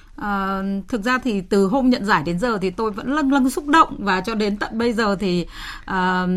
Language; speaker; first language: Vietnamese; native; Vietnamese